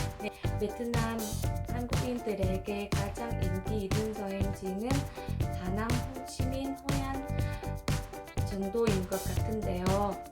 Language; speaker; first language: Korean; non-native, learner; Vietnamese